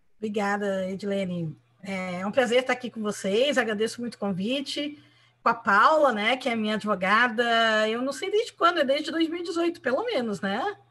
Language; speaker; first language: Portuguese; early bilingual, other home language; Spanish